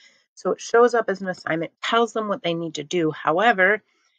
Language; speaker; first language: English; native; English